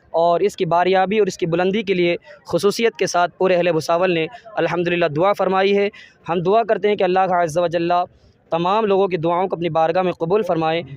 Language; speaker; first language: Urdu; native; Urdu